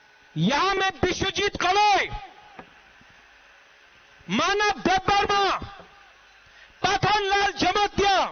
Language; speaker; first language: Hindi; non-native, local second language; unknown